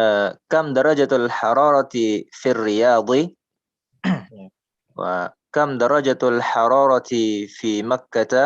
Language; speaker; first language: Arabic; non-native, learner; Indonesian